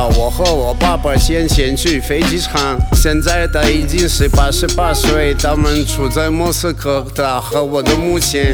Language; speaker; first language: Chinese; non-native, learner; Russian